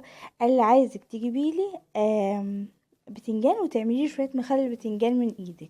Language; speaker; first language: Arabic; native; Arabic